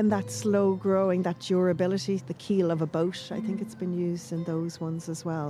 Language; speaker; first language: English; native; English